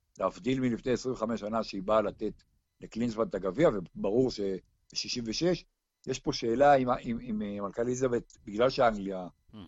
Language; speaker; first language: Hebrew; native; Hebrew